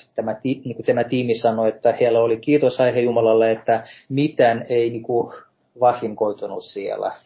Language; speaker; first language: Finnish; non-native, fluent; Russian